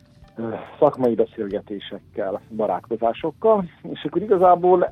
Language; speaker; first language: Hungarian; native; Hungarian